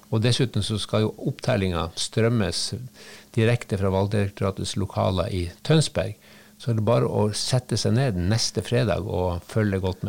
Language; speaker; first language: Norwegian; native; Norwegian